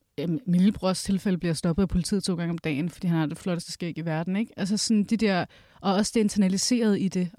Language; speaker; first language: Danish; early bilingual, other home language; Kurdish